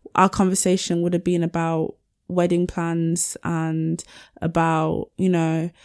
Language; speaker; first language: English; early bilingual, other home language; Yoruba